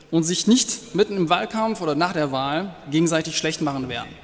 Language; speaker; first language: German; non-native, fluent; French